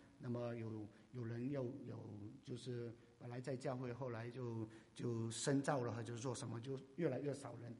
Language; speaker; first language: Chinese; non-native, local second language; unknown